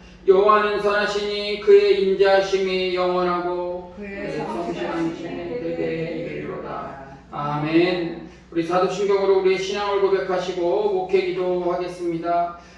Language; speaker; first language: Korean; native; Korean